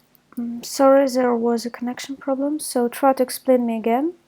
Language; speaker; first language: English; non-native, fluent; Russian